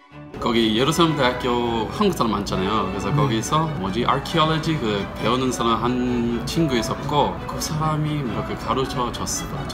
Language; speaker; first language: Korean; non-native, fluent; Hebrew